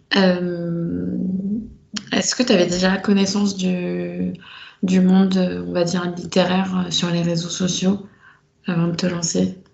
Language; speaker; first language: French; native; French